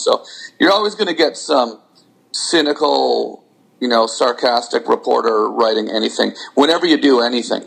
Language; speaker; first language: English; native; English